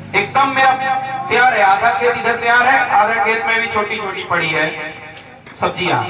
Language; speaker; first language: Hindi; native; Hindi